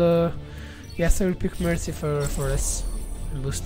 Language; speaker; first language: English; non-native, learner; Italian